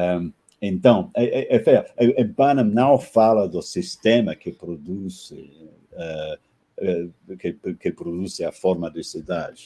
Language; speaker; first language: Portuguese; non-native, fluent; English